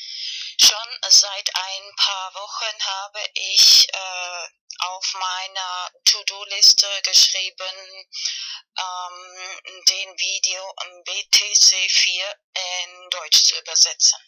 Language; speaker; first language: German; non-native, fluent; Spanish